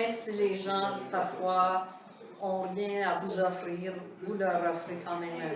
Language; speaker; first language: French; native; French